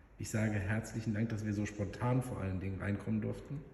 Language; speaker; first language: German; native; German